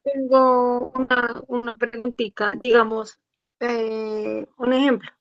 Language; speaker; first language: Spanish; native; Spanish